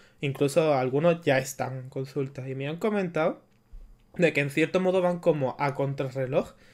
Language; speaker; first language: Spanish; native; Spanish